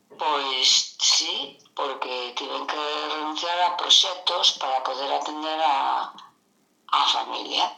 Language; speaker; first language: Galician; non-native, local second language; Spanish